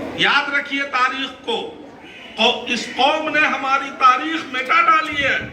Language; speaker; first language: Urdu; native; Urdu